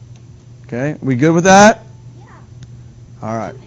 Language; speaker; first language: English; native; English